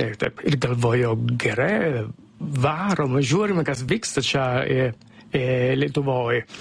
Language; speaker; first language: Lithuanian; non-native, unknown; Italian